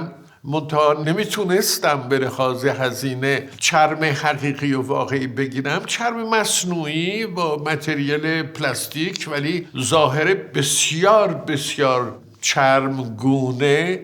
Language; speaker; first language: Persian; native; Persian